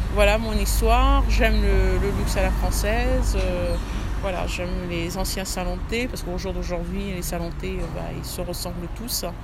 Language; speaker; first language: French; early bilingual, other home language; Arabic